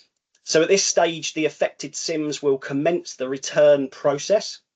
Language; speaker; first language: English; native; English